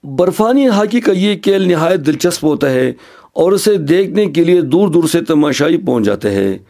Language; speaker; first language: Urdu; non-native, local second language; Khowar